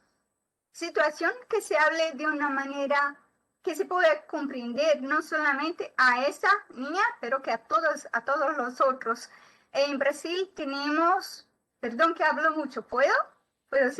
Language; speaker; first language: Spanish; non-native, learner; Portuguese